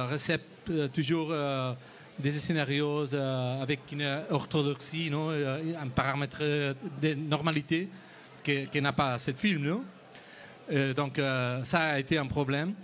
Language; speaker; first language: French; non-native, learner; Spanish